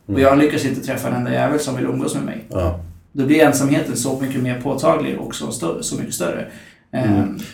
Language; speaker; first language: Swedish; native; Swedish